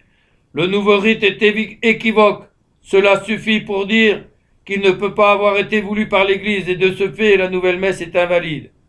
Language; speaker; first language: French; native; French